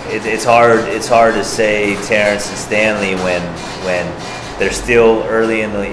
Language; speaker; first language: English; native; English